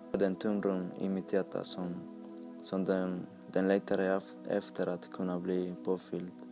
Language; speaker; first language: Swedish; early bilingual, other home language; Spanish